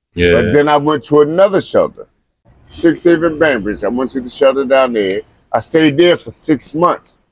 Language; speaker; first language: English; native; English